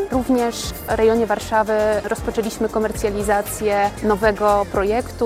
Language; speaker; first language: Polish; native; Polish